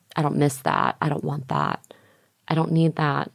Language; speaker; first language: English; native; English